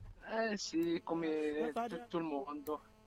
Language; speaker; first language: Italian; non-native, learner; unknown